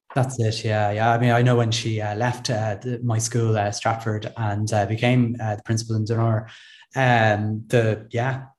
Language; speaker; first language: English; native; English